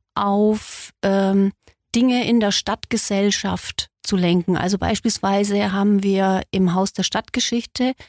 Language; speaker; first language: German; native; German